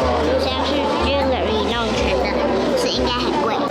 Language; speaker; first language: Chinese; early bilingual, heritage; Chinese